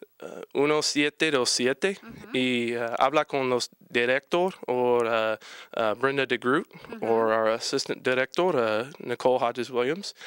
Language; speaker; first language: Spanish; non-native, learner; English